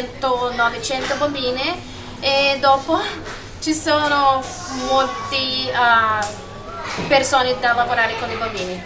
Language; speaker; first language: Italian; non-native, learner; Spanish